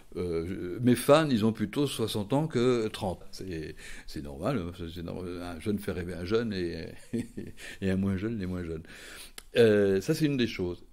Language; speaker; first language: French; native; French